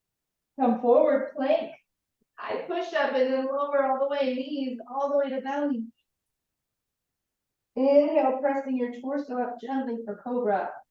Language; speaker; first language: English; native; English